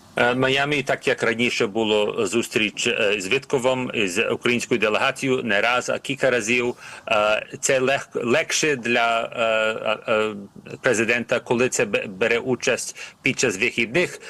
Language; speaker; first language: Ukrainian; early bilingual, heritage; Ukrainian